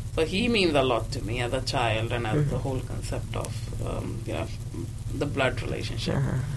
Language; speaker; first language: English; non-native, local second language; Hindi